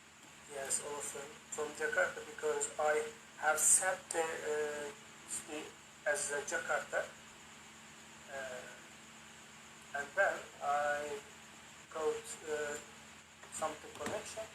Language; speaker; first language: English; non-native, learner; Turkish